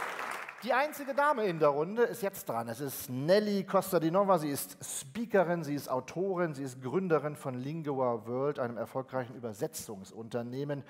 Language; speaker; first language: German; native; German